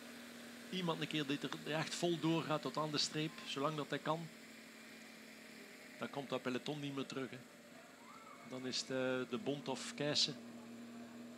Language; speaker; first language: Dutch; native; Dutch